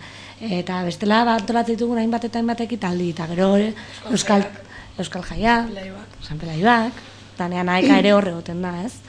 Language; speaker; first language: Basque; native; Basque